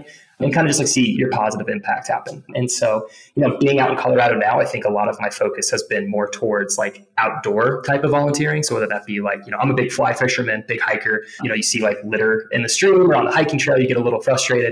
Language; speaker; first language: English; native; English